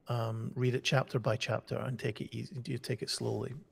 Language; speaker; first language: English; native; English